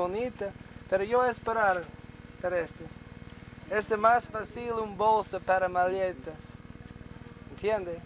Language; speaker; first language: Spanish; non-native, learner; English